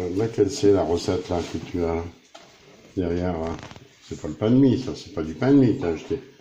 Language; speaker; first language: French; native; French